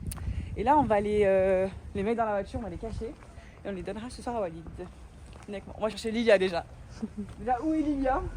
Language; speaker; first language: French; native; French